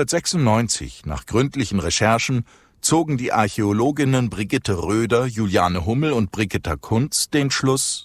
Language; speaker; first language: German; native; German